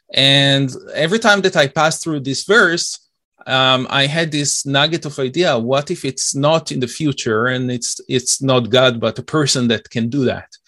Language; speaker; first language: English; non-native, fluent; Hebrew